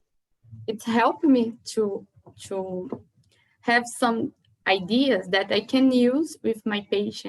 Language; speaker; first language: English; non-native, learner; Portuguese